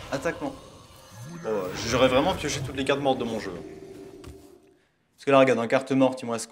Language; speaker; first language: French; native; French